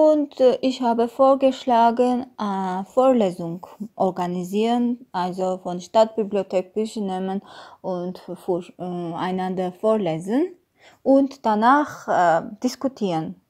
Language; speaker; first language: German; non-native, learner; Armenian